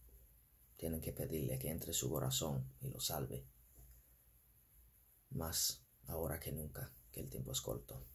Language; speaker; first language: Spanish; non-native, fluent; English